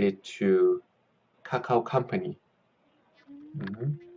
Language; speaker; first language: English; non-native, learner; Korean